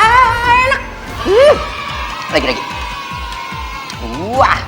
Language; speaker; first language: Indonesian; non-native, fluent; Japanese